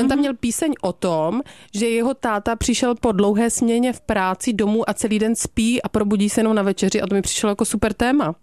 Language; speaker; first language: Czech; native; Czech